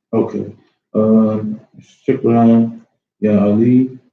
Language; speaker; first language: Arabic; non-native, learner; English